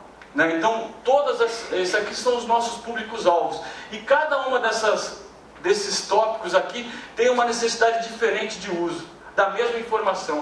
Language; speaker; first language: Portuguese; native; Portuguese